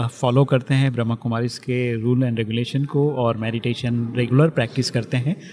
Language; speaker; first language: Hindi; native; Hindi